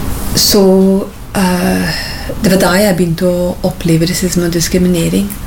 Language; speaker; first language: Norwegian; non-native, fluent; English